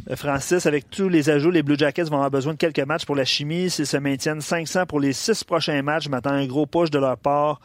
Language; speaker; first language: French; native; French